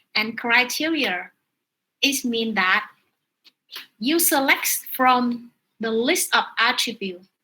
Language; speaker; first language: English; non-native, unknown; Vietnamese